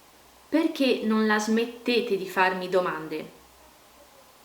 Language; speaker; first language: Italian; non-native, fluent; Portuguese